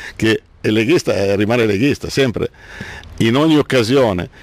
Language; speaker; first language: Italian; native; Italian